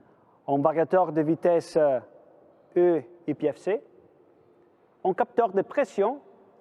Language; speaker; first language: French; non-native, fluent; Italian